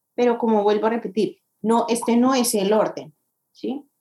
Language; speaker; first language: Spanish; native; Spanish